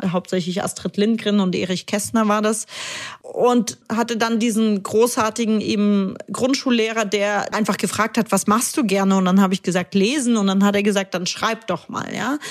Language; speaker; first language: German; early bilingual, other home language; Russian